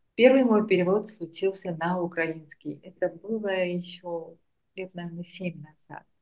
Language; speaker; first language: Russian; non-native, local second language; Armenian